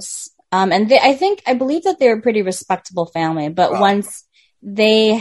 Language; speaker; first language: English; native; English